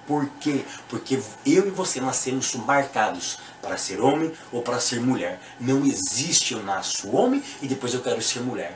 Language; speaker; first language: Portuguese; native; Portuguese